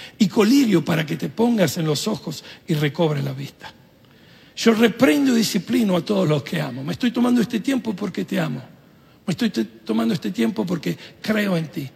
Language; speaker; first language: Spanish; native; Spanish